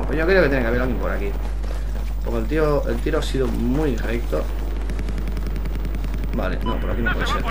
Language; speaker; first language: Spanish; native; Spanish